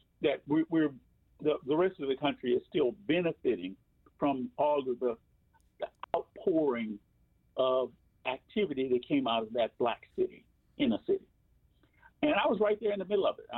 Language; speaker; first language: English; native; English